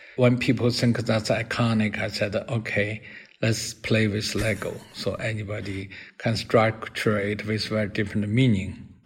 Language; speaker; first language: English; non-native, fluent; Chinese